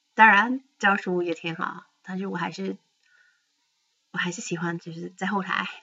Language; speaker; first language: Chinese; non-native, fluent; English